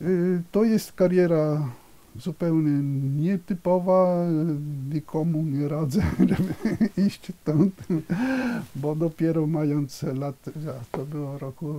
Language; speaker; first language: Polish; non-native, fluent; Italian